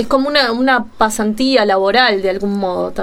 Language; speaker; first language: Spanish; native; Spanish